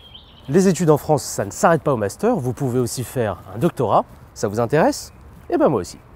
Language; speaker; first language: French; native; French